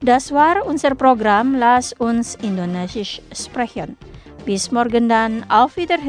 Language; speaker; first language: German; non-native, fluent; Indonesian